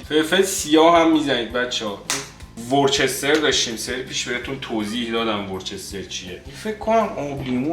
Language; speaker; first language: Persian; native; Persian